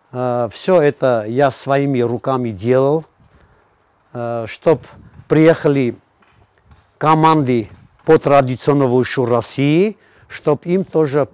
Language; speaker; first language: Russian; non-native, fluent; Armenian